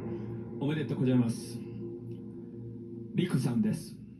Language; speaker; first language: Japanese; non-native, fluent; Korean